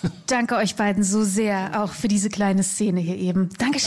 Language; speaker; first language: German; native; German